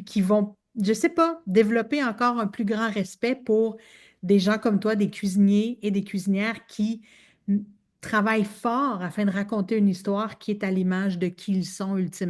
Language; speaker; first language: French; native; French